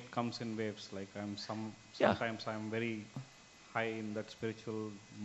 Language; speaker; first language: English; non-native, local second language; Marathi